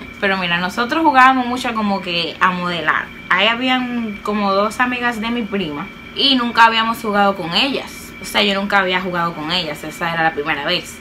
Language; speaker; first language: Spanish; native; Spanish